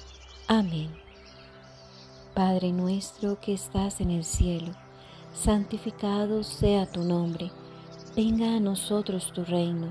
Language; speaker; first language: Spanish; native; Spanish